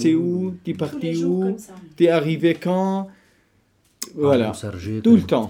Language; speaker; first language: French; non-native, learner; Kurdish